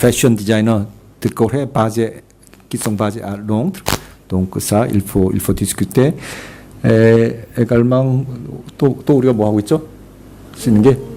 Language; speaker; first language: French; non-native, fluent; Korean